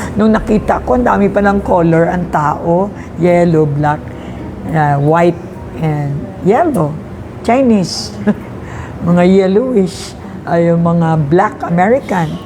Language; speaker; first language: Filipino; non-native, local second language; Hiligaynon